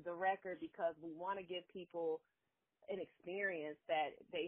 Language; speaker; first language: English; native; English